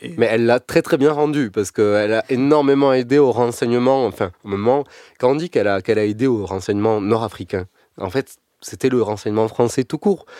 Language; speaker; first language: French; native; French